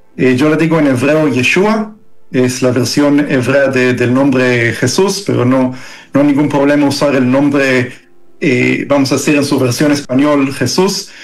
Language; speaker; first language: Spanish; early bilingual, heritage; Hebrew